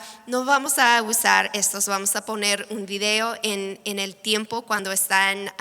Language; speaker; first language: Spanish; non-native, fluent; English